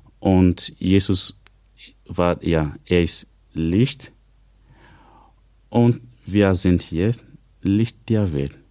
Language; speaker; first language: German; non-native, learner; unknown